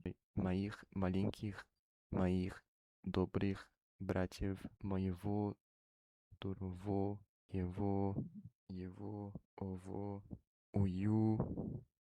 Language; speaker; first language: Russian; non-native, learner; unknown